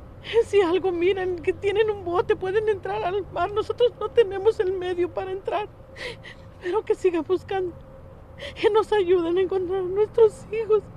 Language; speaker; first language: Spanish; native; Spanish